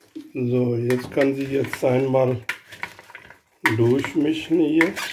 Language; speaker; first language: German; non-native, learner; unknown